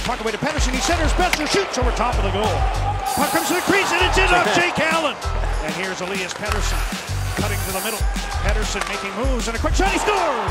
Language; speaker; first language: English; native; English